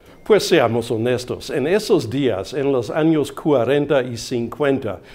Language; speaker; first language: Spanish; non-native, fluent; German